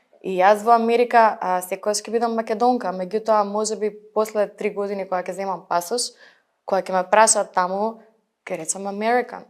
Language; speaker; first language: Macedonian; native; Macedonian